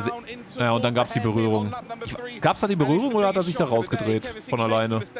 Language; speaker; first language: German; native; German